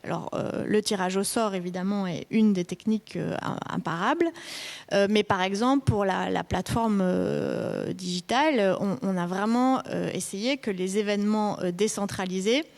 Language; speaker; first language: French; native; French